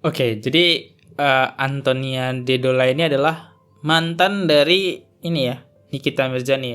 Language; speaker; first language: Indonesian; native; Indonesian